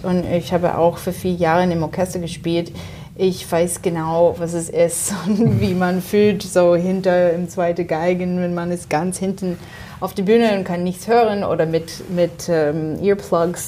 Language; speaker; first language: German; non-native, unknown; English